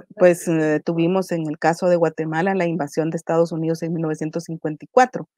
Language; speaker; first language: Spanish; native; Spanish